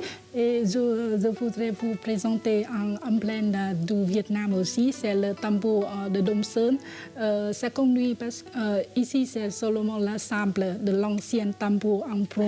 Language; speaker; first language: French; non-native, fluent; Vietnamese